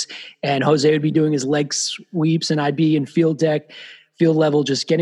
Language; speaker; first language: English; native; English